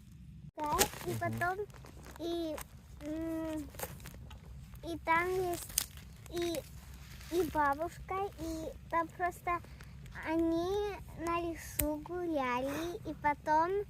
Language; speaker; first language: Russian; early bilingual, heritage; Russian